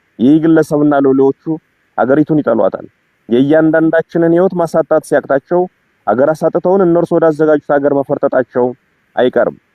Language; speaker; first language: Amharic; native; Amharic